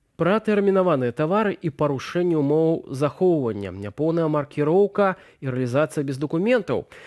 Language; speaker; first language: Belarusian; native; Belarusian